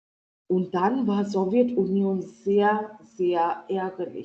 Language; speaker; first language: German; non-native, fluent; Marathi